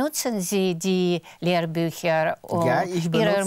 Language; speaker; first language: German; non-native, fluent; Russian